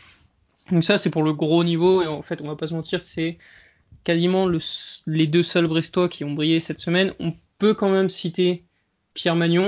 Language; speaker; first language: French; native; French